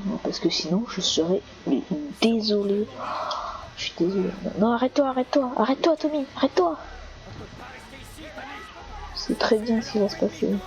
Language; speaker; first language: French; native; French